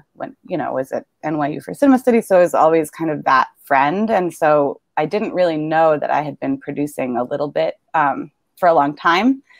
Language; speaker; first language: English; native; English